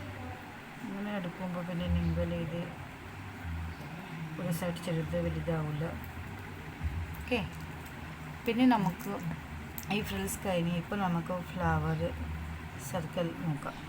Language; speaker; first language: Malayalam; non-native, fluent; Hindi